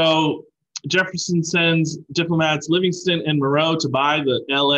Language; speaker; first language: English; native; English